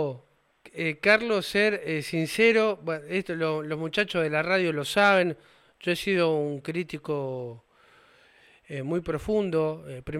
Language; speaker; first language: Spanish; native; Spanish